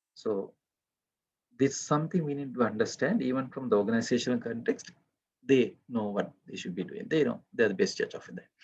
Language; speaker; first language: English; non-native, local second language; Sinhala